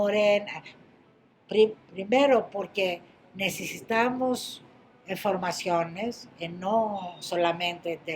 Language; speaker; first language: Spanish; non-native, fluent; Greek